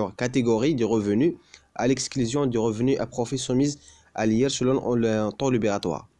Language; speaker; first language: French; non-native, local second language; Arabic